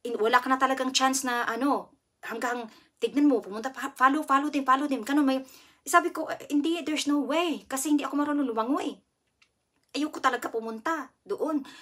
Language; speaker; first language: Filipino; non-native, local second language; Cebuano